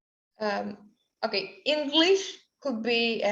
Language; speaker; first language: English; non-native, learner; Spanish